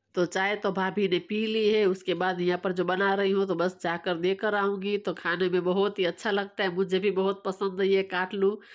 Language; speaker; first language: Hindi; non-native, local second language; Gujarati